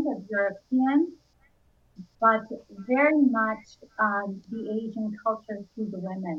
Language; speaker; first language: English; early bilingual, other home language; Indonesian